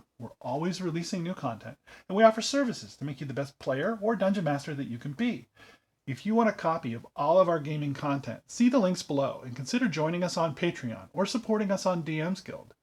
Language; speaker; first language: English; native; English